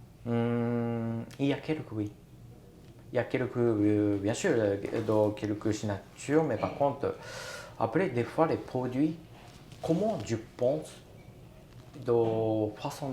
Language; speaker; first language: French; non-native, learner; Japanese